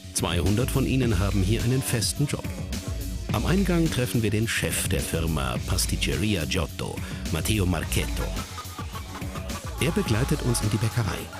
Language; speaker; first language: German; native; German